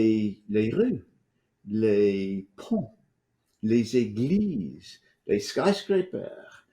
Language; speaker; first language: French; non-native, fluent; English